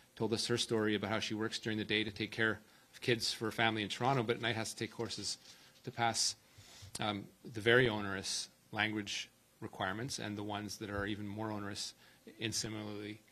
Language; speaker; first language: English; native; English